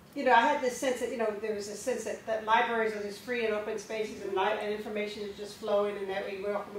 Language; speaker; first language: English; native; English